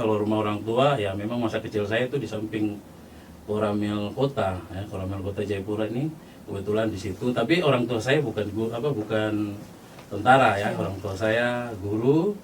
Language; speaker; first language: Indonesian; native; Indonesian